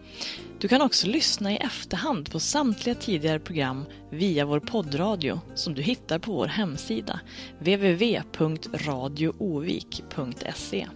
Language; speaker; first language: Swedish; native; Swedish